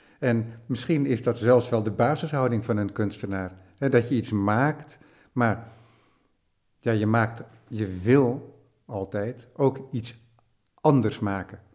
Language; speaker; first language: Dutch; native; Dutch